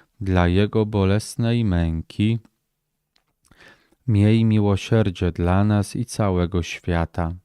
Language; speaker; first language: Polish; native; Polish